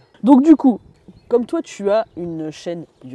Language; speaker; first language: French; native; French